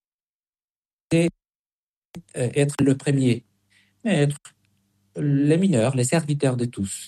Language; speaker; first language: French; non-native, fluent; Spanish